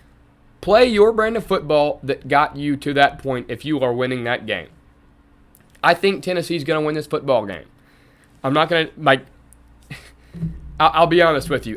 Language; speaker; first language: English; native; English